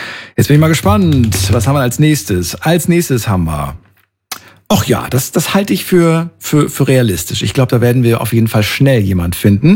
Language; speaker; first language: German; native; German